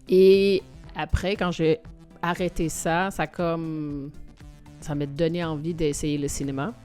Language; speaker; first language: French; non-native, fluent; Danish